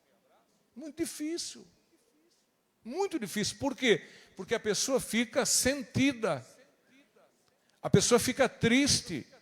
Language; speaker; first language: Portuguese; native; Portuguese